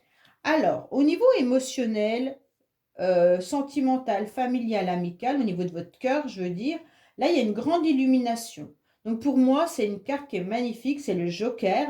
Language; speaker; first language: French; native; French